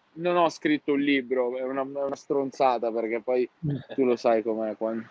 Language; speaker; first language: Italian; non-native, fluent; Arabic